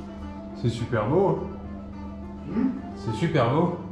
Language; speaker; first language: French; native; French